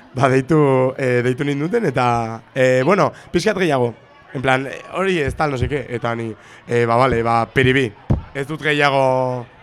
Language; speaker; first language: Basque; non-native, local second language; Spanish